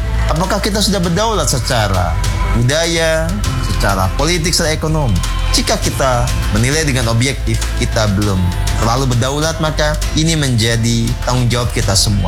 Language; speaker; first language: Indonesian; native; Indonesian